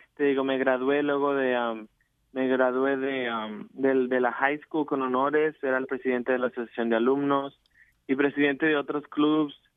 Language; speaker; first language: Spanish; native; Spanish